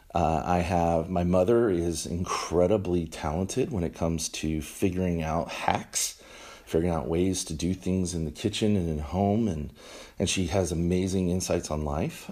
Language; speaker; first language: English; native; English